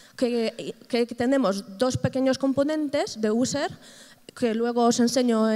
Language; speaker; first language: Spanish; non-native, fluent; Polish